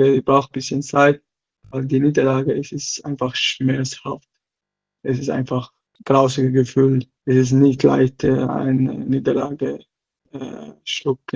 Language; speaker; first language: German; non-native, learner; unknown